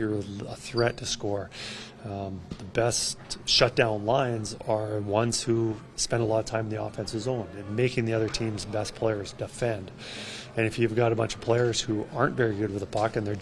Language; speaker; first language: English; native; English